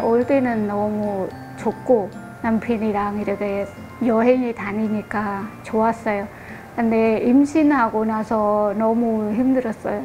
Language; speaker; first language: Korean; non-native, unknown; Khmer